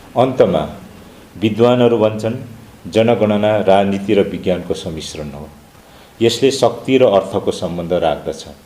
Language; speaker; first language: Nepali; non-native, local second language; Limburgish